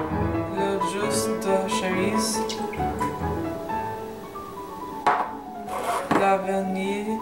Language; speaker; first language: French; non-native, learner; English